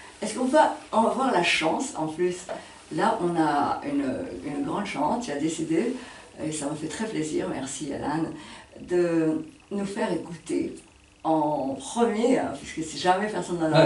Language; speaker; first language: French; native; French